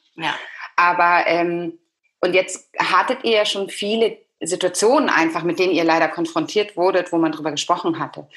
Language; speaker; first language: German; native; German